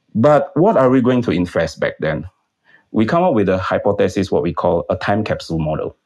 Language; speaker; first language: English; non-native, fluent; Indonesian